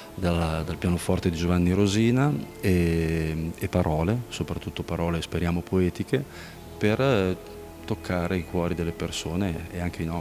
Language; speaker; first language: Italian; native; Italian